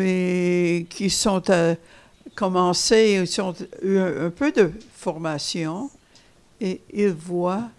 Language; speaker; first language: French; non-native, fluent; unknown